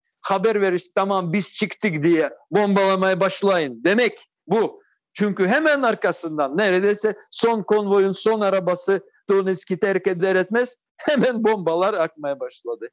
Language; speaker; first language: Turkish; non-native, fluent; Russian